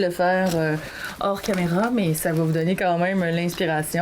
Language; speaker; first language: French; native; French